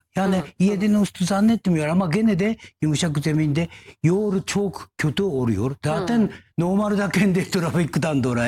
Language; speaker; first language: Turkish; non-native, learner; Japanese